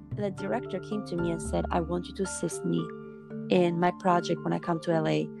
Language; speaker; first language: English; non-native, fluent; Albanian